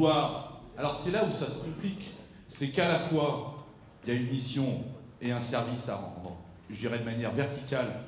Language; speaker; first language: French; native; French